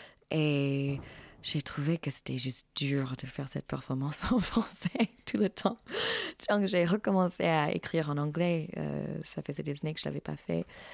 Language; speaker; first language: French; non-native, fluent; English